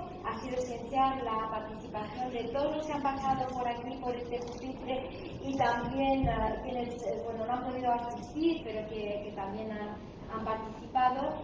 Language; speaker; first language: Spanish; native; Spanish